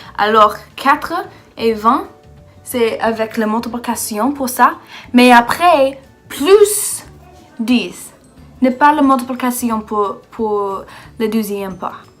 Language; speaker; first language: French; non-native, learner; English